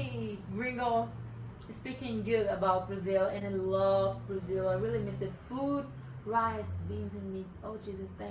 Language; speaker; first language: English; non-native, learner; Portuguese